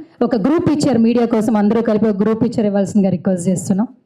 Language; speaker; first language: Telugu; native; Telugu